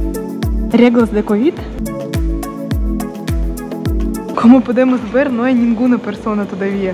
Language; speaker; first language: Spanish; non-native, learner; Russian